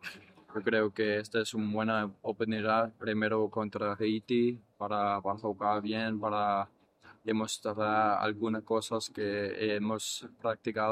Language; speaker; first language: Spanish; non-native, learner; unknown